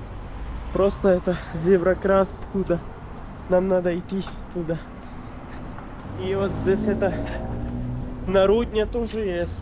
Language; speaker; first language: Russian; non-native, learner; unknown